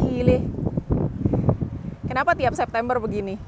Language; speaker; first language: Indonesian; native; Indonesian